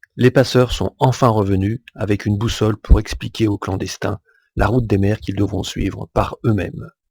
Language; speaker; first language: French; native; French